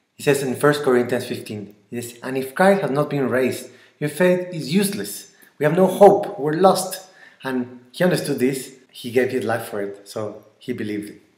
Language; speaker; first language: English; non-native, fluent; Spanish